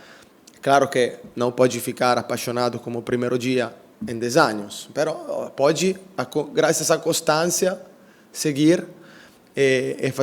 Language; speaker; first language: Portuguese; non-native, fluent; Italian